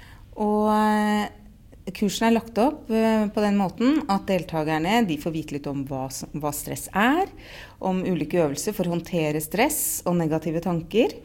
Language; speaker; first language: Norwegian; native; Norwegian